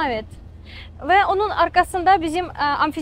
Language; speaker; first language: Turkish; non-native, learner; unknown